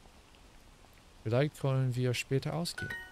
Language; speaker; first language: German; non-native, learner; English